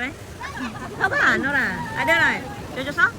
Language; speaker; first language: Korean; non-native, learner; Filipino